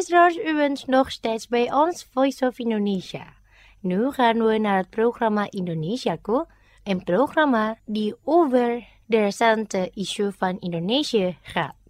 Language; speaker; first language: Dutch; non-native, fluent; Indonesian